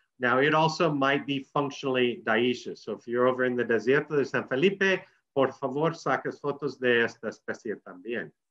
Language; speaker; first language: Spanish; non-native, learner; English